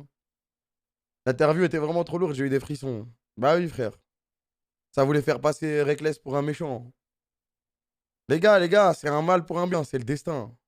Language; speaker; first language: French; native; French